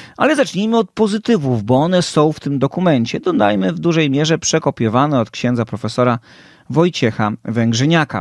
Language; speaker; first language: Polish; native; Polish